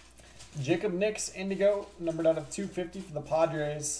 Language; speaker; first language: English; native; English